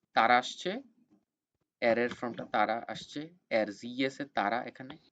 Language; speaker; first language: Bangla; native; Bangla